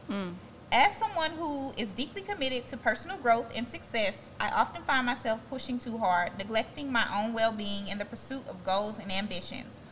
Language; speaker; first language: English; native; English